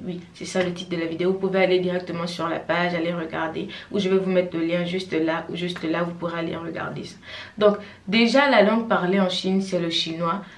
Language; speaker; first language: French; non-native, local second language; Fang